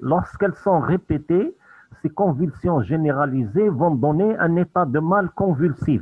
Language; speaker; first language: French; non-native, local second language; Arabic